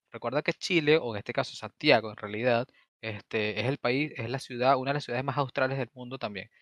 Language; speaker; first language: Spanish; native; Spanish